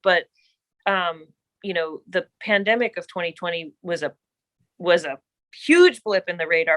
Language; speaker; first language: English; native; English